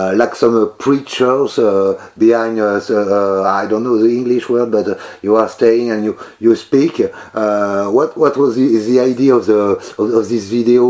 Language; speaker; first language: English; non-native, learner; French